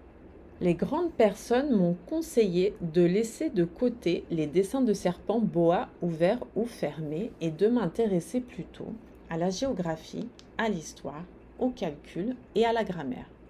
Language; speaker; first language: French; non-native, fluent; Portuguese